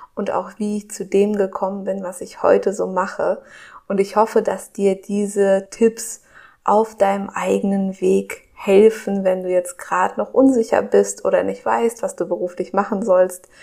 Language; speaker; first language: German; early bilingual, other home language; Russian